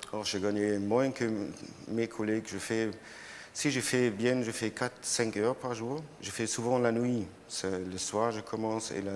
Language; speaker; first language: French; non-native, learner; German